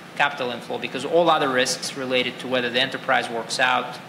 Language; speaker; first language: English; non-native, fluent; Russian